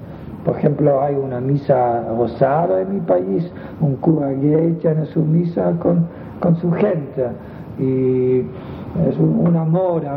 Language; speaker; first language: Spanish; non-native, fluent; Dutch